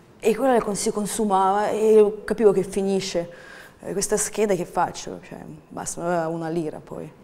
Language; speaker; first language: Italian; non-native, fluent; Ukrainian